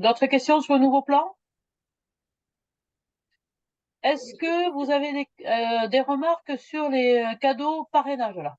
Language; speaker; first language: French; native; French